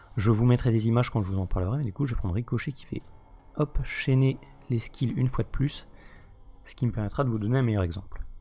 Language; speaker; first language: French; native; French